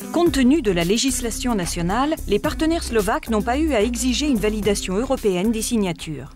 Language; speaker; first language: French; native; French